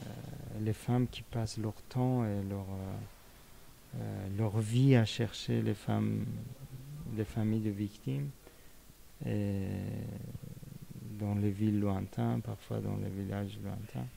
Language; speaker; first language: French; non-native, fluent; Persian